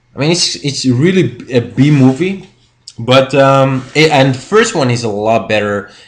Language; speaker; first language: English; non-native, fluent; Spanish